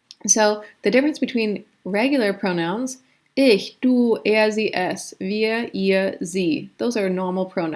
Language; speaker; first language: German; non-native, fluent; English